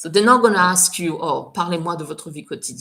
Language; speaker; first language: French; non-native, fluent; English